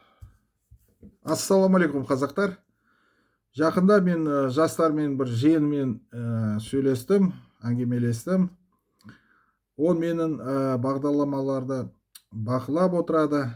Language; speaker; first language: Kazakh; non-native, local second language; Russian